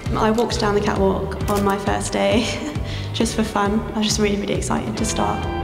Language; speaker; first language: English; native; English